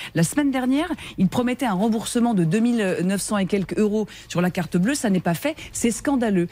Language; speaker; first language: French; native; French